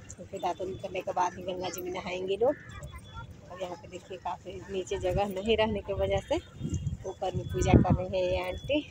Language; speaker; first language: Hindi; native; Hindi